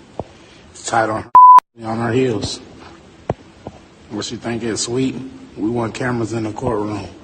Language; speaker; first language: English; native; English